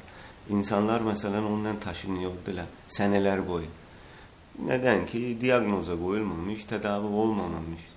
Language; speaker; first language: Turkish; non-native, learner; Azerbaijani